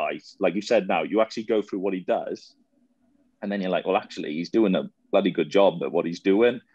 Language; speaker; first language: English; native; English